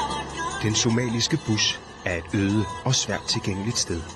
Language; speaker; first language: Danish; native; Danish